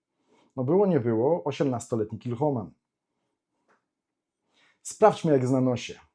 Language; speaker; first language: Polish; native; Polish